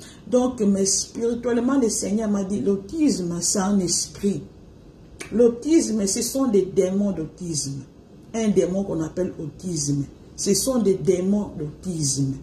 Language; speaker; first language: French; non-native, local second language; Lingala